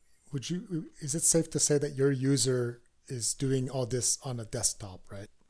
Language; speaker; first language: English; non-native, fluent; French